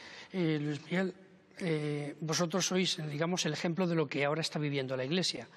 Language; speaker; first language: Spanish; native; Spanish